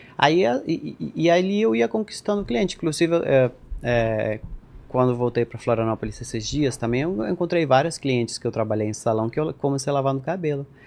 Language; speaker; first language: Portuguese; non-native, fluent; Spanish